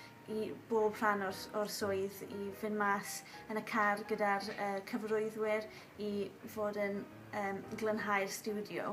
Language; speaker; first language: Welsh; native; Welsh